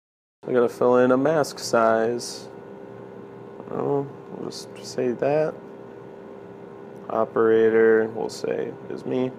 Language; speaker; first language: English; native; English